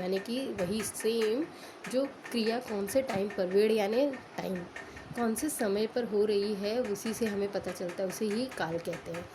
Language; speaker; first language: Hindi; non-native, local second language; Marathi